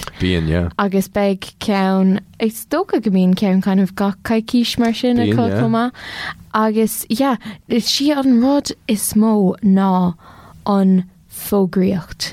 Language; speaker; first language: Irish; non-native, local second language; English